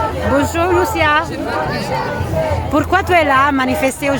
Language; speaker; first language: French; non-native, learner; Italian